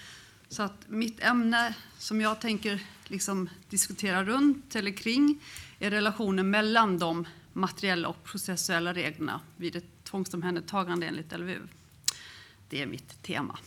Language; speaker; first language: Swedish; native; Swedish